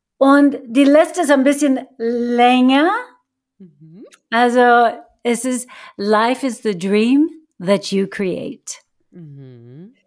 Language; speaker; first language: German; non-native, fluent; English